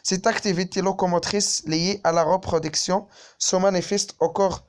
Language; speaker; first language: French; non-native, local second language; Arabic